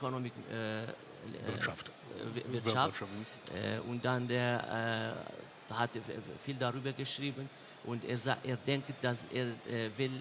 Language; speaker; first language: German; non-native, learner; Central Kurdish